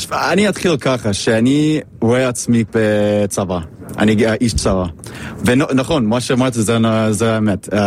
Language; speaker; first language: Hebrew; non-native, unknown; English